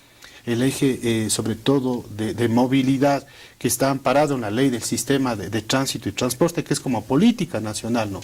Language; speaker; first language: Spanish; native; Spanish